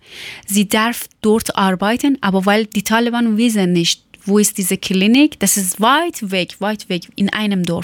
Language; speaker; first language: German; non-native, learner; Persian